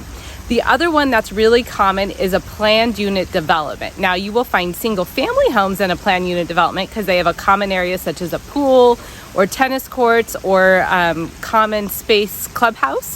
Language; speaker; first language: English; native; English